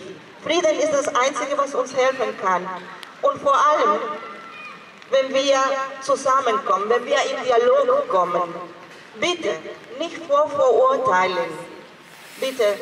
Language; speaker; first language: German; non-native, fluent; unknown